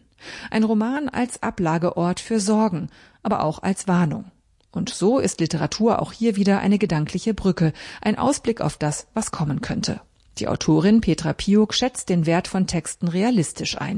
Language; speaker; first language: German; native; German